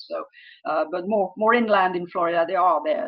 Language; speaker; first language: English; non-native, fluent; French